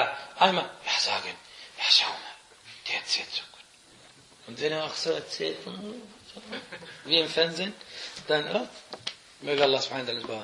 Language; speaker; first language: German; non-native, fluent; Arabic